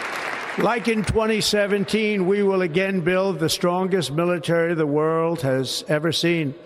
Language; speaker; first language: English; native; English